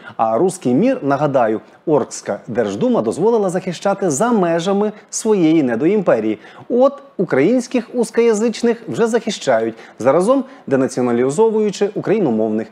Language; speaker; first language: Ukrainian; native; Ukrainian